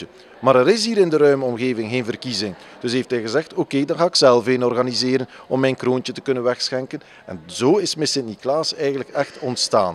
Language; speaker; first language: Dutch; native; Dutch